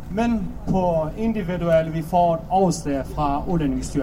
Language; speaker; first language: Danish; non-native, learner; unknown